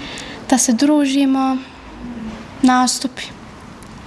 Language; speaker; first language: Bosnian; early bilingual, heritage; Bosnian